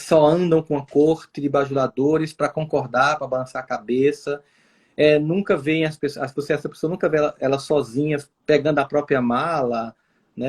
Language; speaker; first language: Portuguese; native; Portuguese